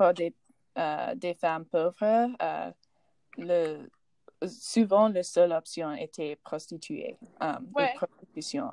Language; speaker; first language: French; non-native, learner; English